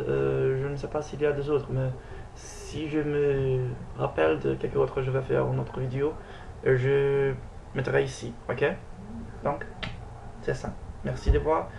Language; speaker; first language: French; non-native, fluent; Portuguese